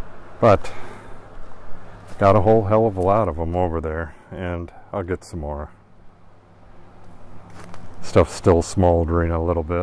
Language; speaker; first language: English; native; English